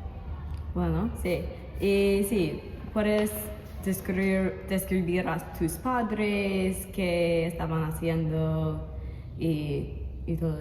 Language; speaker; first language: Spanish; non-native, learner; English